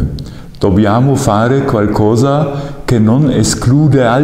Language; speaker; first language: Italian; non-native, fluent; German